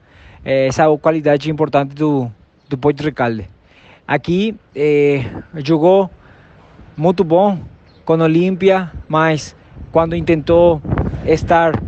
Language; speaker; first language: Portuguese; non-native, learner; Spanish